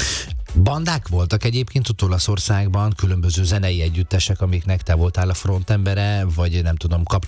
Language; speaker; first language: Hungarian; native; Hungarian